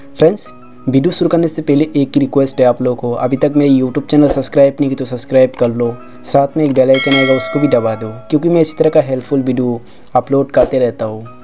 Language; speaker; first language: Hindi; non-native, local second language; Assamese